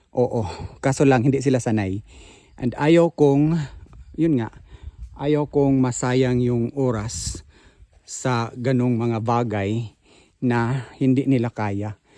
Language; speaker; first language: Filipino; native; Filipino